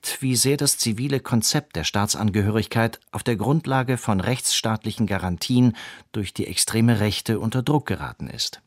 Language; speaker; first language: German; native; German